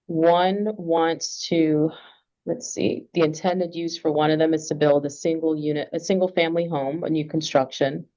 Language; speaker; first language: English; native; English